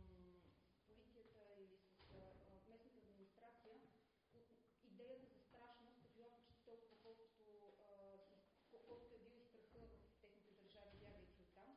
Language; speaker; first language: Bulgarian; native; Bulgarian